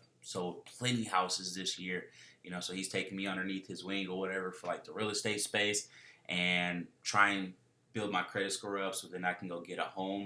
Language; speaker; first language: English; native; English